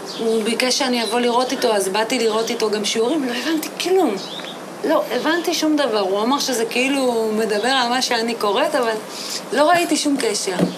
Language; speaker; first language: Hebrew; native; Hebrew